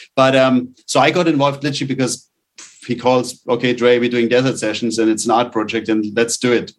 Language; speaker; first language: English; non-native, fluent; German